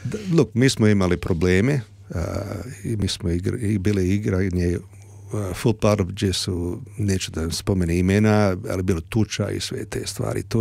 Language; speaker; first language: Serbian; early bilingual, heritage; Serbian